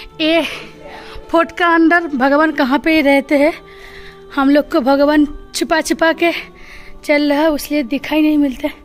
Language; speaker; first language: Hindi; non-native, local second language; Bangla